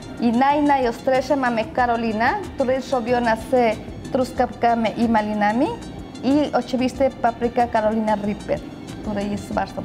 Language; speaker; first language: Polish; non-native, learner; Spanish